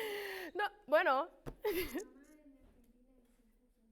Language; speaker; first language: Spanish; non-native, learner; Portuguese